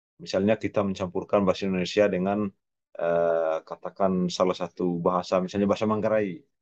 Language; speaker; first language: Indonesian; non-native, local second language; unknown